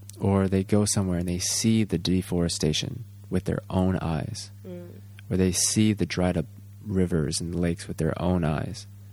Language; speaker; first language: English; native; English